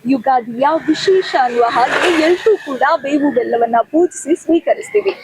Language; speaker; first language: Kannada; native; Kannada